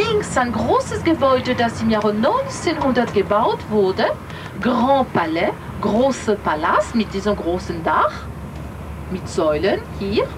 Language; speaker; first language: German; non-native, fluent; French